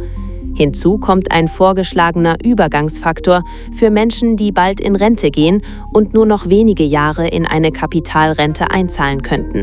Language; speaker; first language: German; native; German